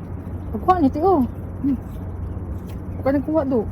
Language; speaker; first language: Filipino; non-native, local second language; Cebuano